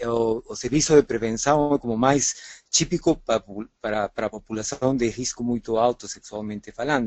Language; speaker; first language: Portuguese; non-native, fluent; Spanish